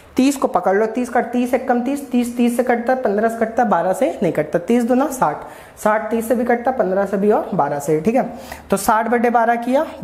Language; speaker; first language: Hindi; native; Hindi